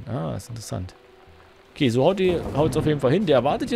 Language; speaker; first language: German; native; German